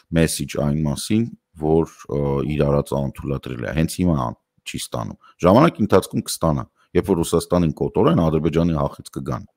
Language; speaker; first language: Armenian; native; Armenian